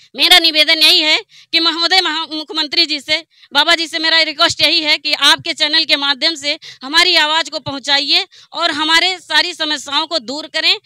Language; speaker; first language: Hindi; native; Hindi